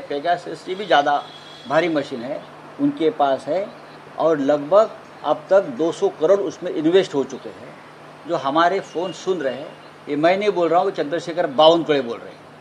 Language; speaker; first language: Hindi; non-native, local second language; Marathi